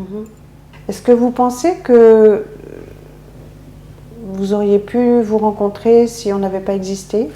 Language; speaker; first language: French; native; French